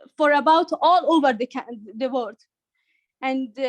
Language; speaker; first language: English; non-native, learner; Persian